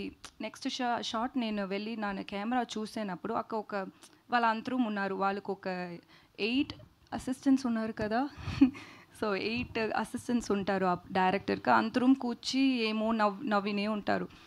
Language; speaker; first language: Telugu; non-native, learner; Tamil